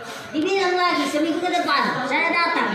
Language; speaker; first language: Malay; non-native, local second language; Nias